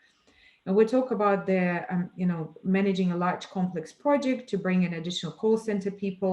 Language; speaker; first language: English; non-native, fluent; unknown